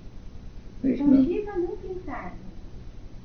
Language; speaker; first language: Spanish; non-native, learner; Portuguese